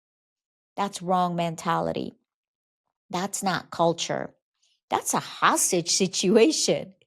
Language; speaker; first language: English; native; English